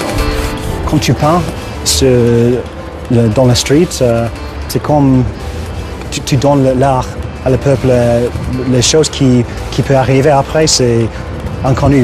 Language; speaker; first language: French; non-native, fluent; English